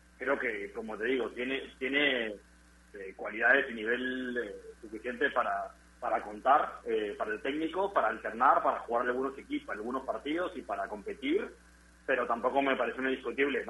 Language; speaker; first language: Spanish; native; Spanish